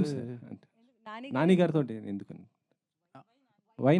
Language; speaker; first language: Telugu; native; Telugu